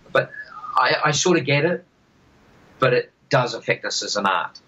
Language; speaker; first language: English; native; English